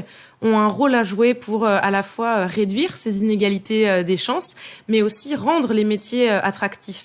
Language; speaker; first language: French; native; French